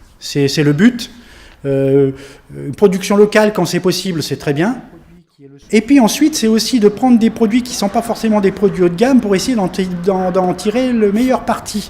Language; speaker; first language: French; native; French